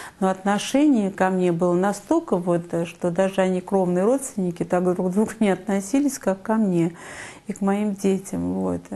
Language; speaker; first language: Russian; native; Russian